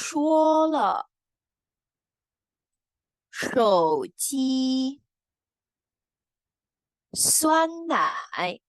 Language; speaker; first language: Chinese; non-native, fluent; Indonesian